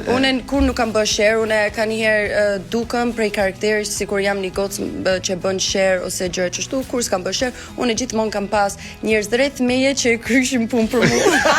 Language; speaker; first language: Albanian; early bilingual, heritage; Albanian